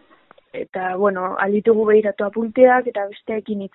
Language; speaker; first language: Basque; non-native, local second language; Spanish